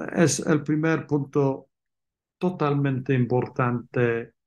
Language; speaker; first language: Spanish; non-native, fluent; English